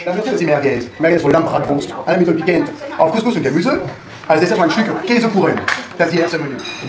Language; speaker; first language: German; non-native, learner; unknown